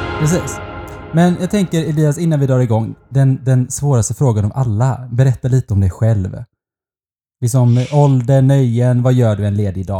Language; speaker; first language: Swedish; native; Swedish